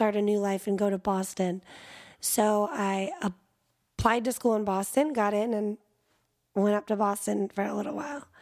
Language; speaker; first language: English; native; English